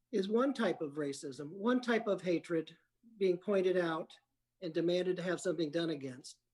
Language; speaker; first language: English; native; English